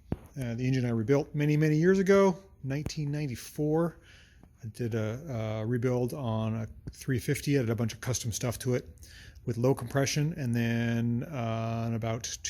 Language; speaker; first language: English; native; English